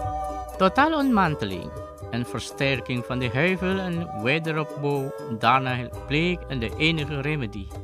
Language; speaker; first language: Dutch; non-native, fluent; Indonesian